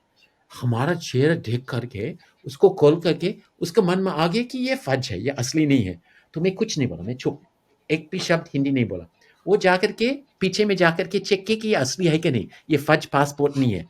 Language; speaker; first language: Hindi; non-native, fluent; English